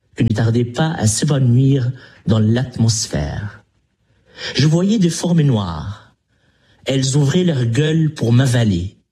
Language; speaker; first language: French; non-native, fluent; Arabic